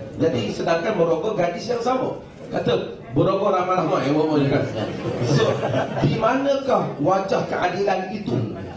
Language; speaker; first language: Malay; native; Malay